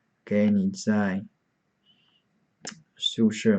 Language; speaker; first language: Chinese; non-native, fluent; English